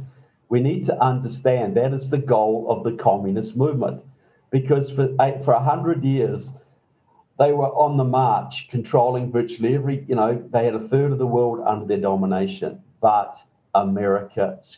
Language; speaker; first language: English; native; English